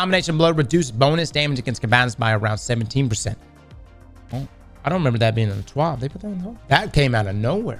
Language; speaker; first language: English; native; English